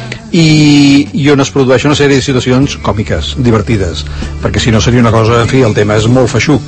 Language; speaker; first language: Catalan; native; Catalan